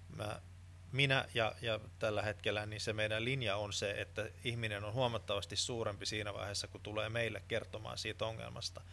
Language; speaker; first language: Finnish; non-native, local second language; Swedish